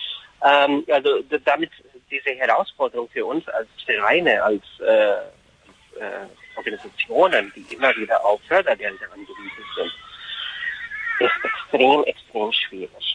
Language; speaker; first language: German; non-native, fluent; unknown